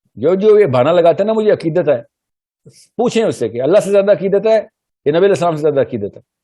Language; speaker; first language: Urdu; early bilingual, heritage; Urdu